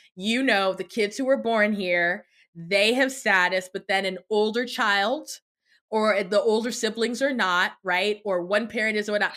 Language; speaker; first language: English; early bilingual, other home language; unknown